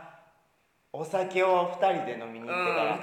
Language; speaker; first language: Japanese; native; Japanese